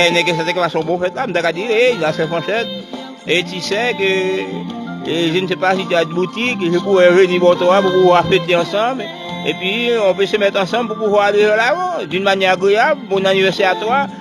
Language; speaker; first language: Haitian Creole; native; Haitian Creole